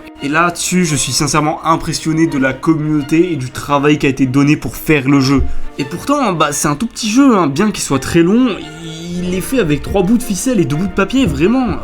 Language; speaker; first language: French; native; French